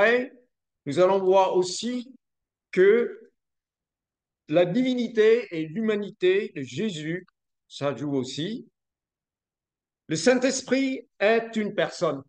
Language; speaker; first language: French; non-native, fluent; Vietnamese